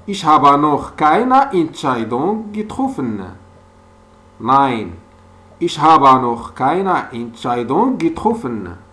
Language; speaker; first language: German; non-native, fluent; French